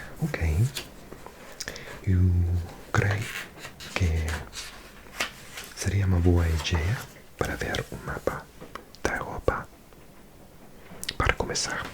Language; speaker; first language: Portuguese; non-native, learner; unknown